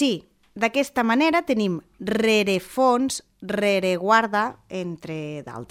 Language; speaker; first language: Catalan; native; Catalan